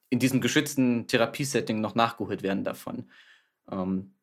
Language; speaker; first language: German; native; German